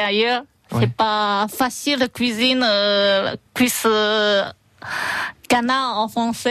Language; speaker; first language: French; non-native, learner; Chinese